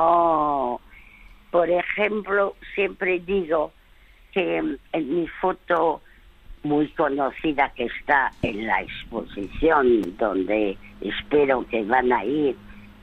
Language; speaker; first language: Spanish; early bilingual, other home language; French